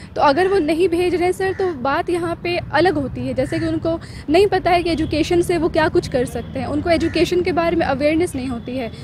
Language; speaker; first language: Hindi; native; Hindi